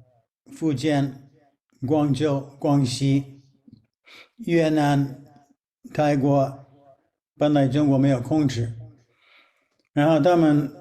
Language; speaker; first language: Chinese; non-native, fluent; English